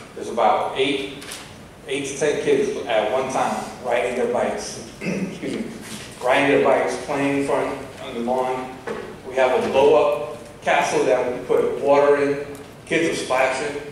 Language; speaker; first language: English; native; English